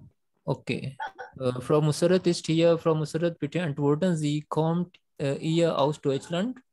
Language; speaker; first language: German; non-native, fluent; Urdu